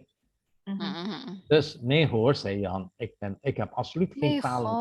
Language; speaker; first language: Dutch; non-native, fluent; Indonesian